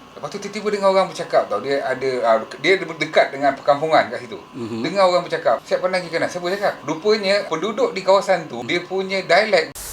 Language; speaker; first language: Malay; native; Malay